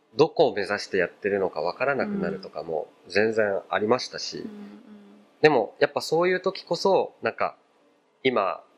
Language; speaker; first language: Japanese; early bilingual, other home language; Portuguese